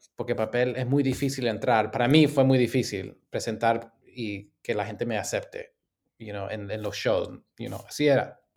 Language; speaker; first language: Spanish; early bilingual, heritage; Spanish